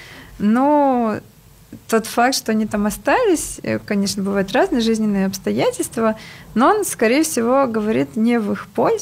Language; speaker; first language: Russian; native; Russian